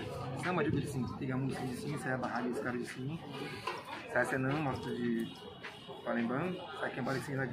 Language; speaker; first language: Indonesian; non-native, fluent; Portuguese